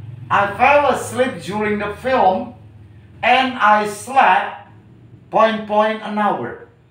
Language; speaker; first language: English; non-native, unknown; Indonesian